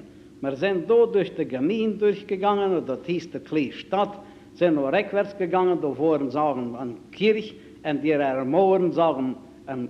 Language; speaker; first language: German; native; German